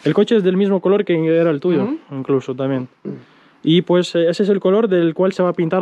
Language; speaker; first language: Spanish; native; Spanish